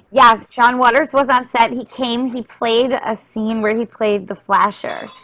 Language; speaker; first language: English; native; English